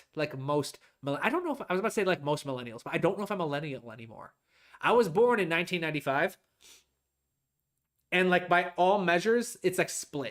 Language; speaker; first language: English; native; English